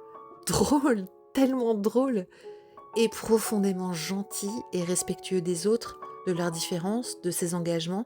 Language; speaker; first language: French; native; French